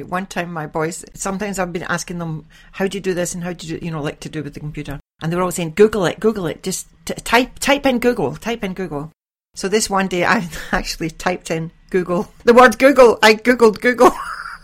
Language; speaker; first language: English; native; English